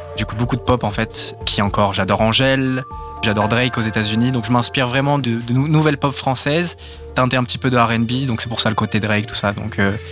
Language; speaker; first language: French; early bilingual, other home language; Serbian